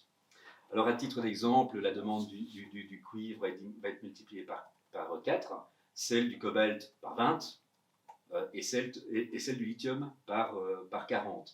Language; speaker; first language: French; native; French